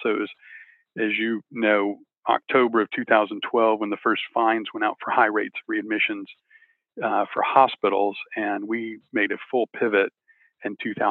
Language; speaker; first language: English; native; English